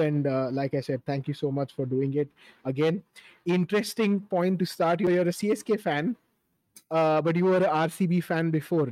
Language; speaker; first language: English; non-native, local second language; Hindi